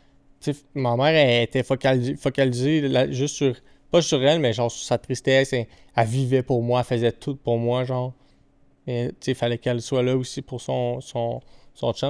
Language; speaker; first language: French; native; French